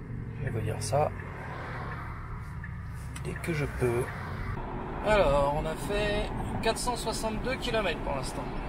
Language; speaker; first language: French; native; French